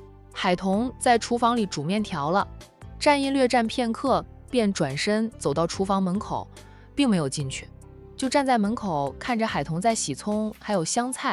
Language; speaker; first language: Chinese; native; Chinese